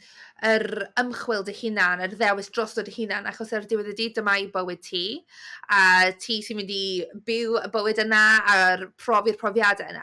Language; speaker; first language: Welsh; native; Welsh